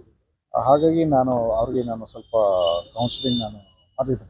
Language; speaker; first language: Kannada; non-native, fluent; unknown